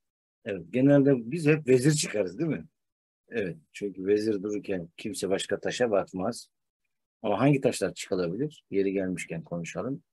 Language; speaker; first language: Turkish; native; Turkish